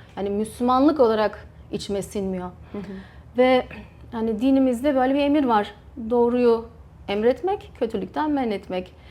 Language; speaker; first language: Turkish; early bilingual, heritage; Turkish